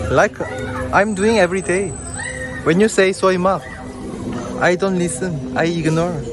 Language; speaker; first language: English; non-native, learner; Korean